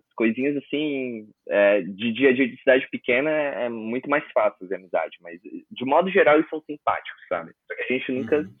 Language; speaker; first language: Portuguese; native; Portuguese